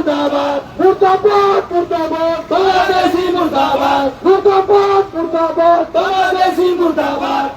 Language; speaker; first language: Hindi; non-native, local second language; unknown